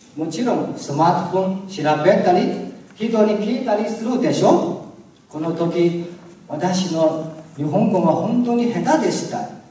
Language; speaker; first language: Japanese; non-native, learner; Chinese